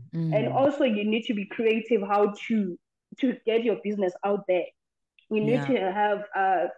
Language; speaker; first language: English; non-native, local second language; Xhosa